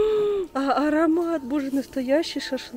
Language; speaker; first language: Russian; native; Russian